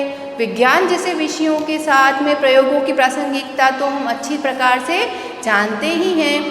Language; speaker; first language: Hindi; native; Hindi